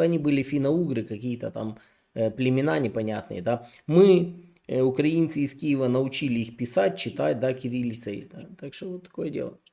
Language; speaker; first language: Russian; non-native, local second language; Ukrainian